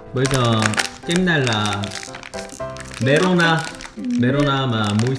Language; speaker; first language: Vietnamese; non-native, fluent; Korean